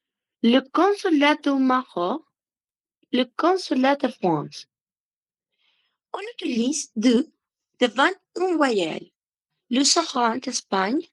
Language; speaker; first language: French; non-native, learner; Spanish